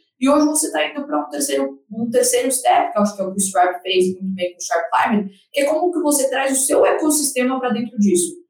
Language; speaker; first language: Portuguese; native; Portuguese